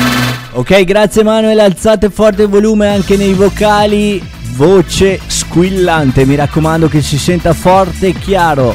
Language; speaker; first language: Italian; native; Italian